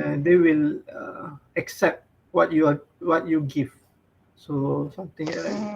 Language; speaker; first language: English; non-native, fluent; Malay